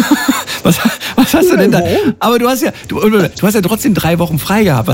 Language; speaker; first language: German; native; German